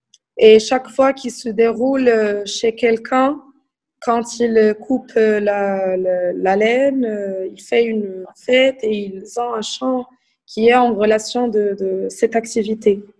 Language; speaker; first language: French; non-native, local second language; Arabic